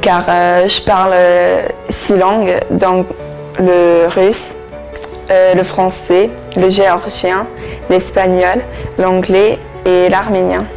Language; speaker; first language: French; early bilingual, other home language; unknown